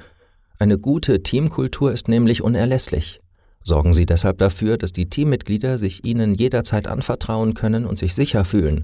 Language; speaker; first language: German; native; German